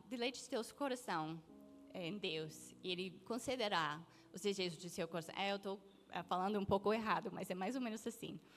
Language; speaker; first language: Portuguese; non-native, fluent; English